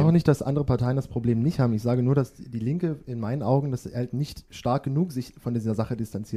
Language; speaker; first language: German; native; German